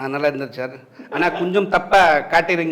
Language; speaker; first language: Tamil; non-native, learner; Hindi